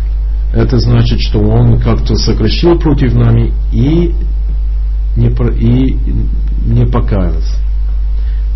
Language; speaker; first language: Russian; non-native, fluent; English